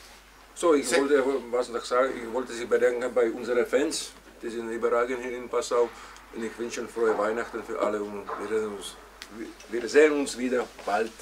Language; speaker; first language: German; non-native, fluent; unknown